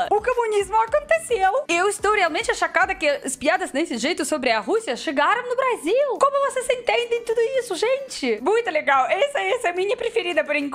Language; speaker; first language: Portuguese; non-native, learner; Russian